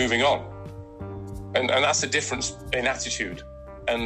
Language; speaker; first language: English; native; English